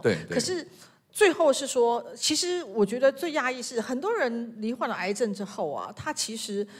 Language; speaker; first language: Chinese; native; Chinese